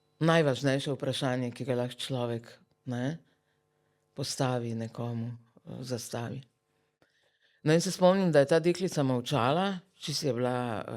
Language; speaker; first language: Slovenian; early bilingual, other home language; Serbian